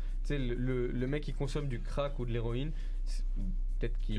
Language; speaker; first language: French; native; French